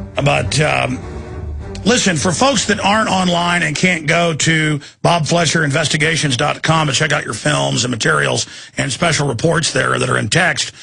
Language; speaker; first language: English; native; English